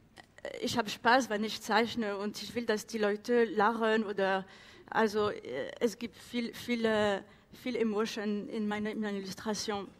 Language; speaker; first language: German; non-native, learner; French